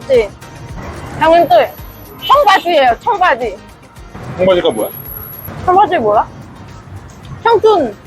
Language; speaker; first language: Korean; non-native, learner; Vietnamese